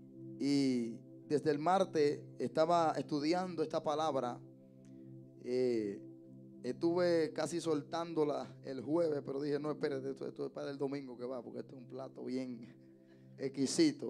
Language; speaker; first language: Spanish; native; Spanish